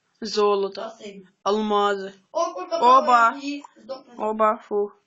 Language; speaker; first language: Ukrainian; native; Ukrainian